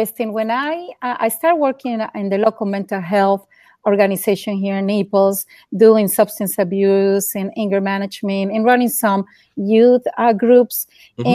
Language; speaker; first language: English; non-native, fluent; Spanish